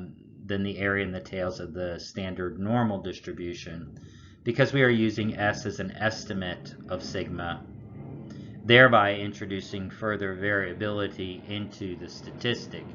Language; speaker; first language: English; native; English